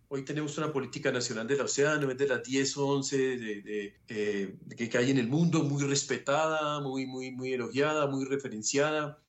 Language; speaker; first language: Spanish; native; Spanish